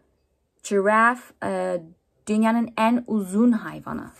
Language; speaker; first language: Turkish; non-native, learner; English